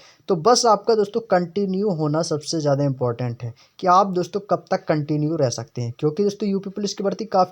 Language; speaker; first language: Hindi; native; Hindi